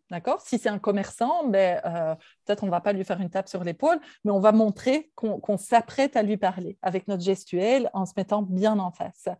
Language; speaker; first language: French; native; French